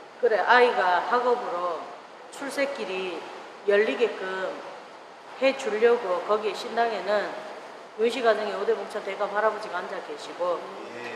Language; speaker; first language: Korean; native; Korean